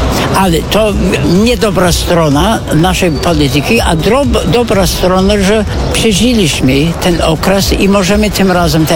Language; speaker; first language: Polish; non-native, fluent; English